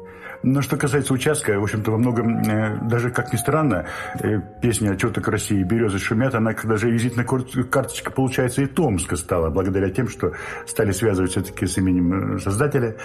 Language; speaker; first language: Russian; native; Russian